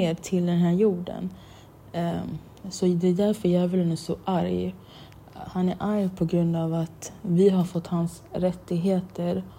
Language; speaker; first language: Swedish; non-native, local second language; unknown